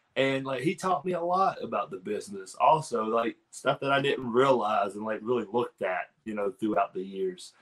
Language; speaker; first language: English; native; English